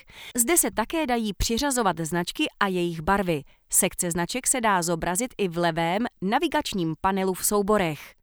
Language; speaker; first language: Czech; native; Czech